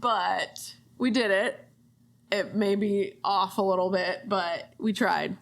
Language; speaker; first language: English; native; English